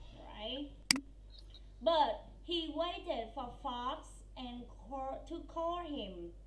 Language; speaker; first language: English; non-native, fluent; Vietnamese